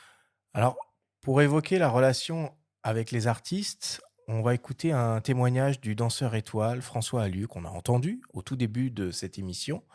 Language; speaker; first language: French; native; French